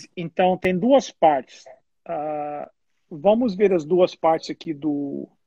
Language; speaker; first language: Portuguese; non-native, fluent; English